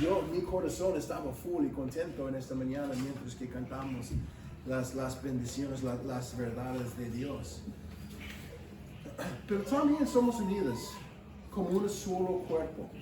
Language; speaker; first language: Spanish; non-native, fluent; English